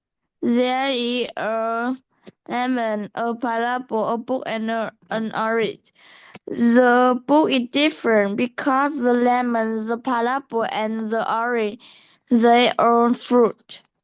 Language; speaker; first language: English; non-native, learner; Vietnamese